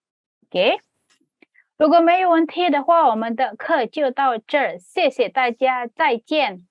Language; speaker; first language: Chinese; non-native, fluent; Indonesian